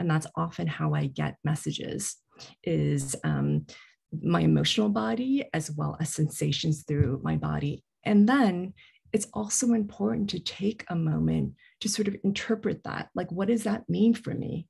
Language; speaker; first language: English; early bilingual, other home language; Korean